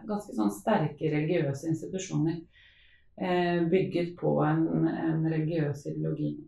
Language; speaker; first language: Norwegian; native; Norwegian